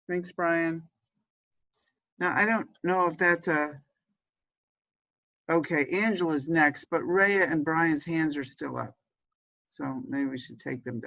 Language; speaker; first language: English; native; English